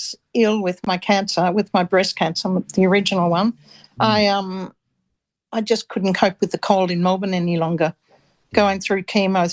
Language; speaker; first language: English; native; English